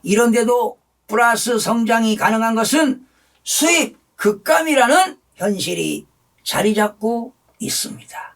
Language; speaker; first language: Korean; native; Korean